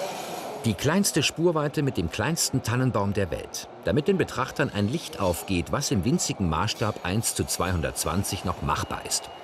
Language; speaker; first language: German; native; German